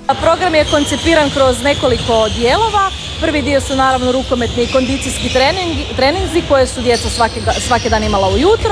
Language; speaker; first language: Serbian; native; Serbian